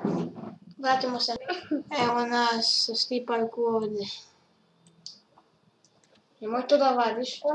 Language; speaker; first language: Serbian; early bilingual, heritage; Serbian